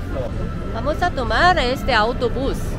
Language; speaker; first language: Spanish; non-native, fluent; Korean